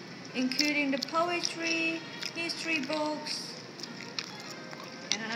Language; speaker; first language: English; non-native, fluent; Chinese